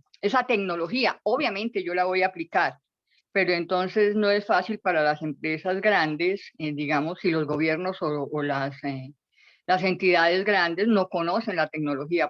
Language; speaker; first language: Spanish; native; Spanish